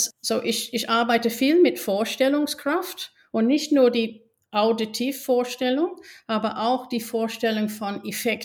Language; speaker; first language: German; non-native, fluent; English